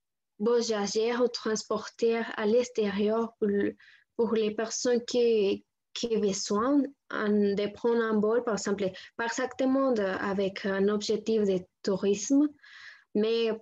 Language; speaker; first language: French; non-native, learner; Spanish